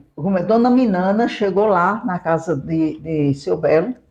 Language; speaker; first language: Portuguese; native; Portuguese